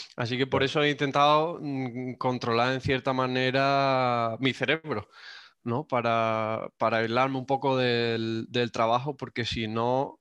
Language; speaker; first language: Spanish; native; Spanish